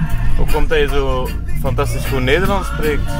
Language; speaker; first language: Dutch; native; Dutch